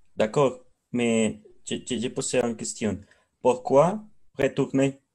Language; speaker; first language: French; non-native, learner; Spanish